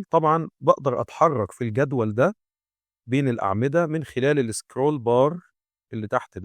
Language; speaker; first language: Arabic; native; Arabic